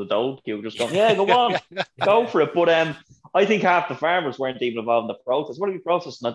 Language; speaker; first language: English; native; English